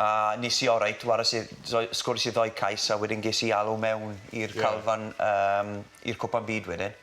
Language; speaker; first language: Welsh; native; Welsh